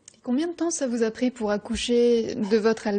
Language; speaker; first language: French; native; French